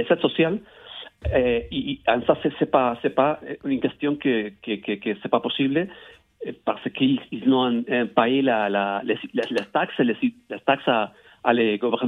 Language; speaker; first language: French; non-native, learner; Spanish